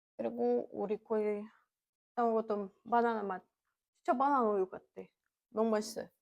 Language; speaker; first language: Korean; non-native, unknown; Russian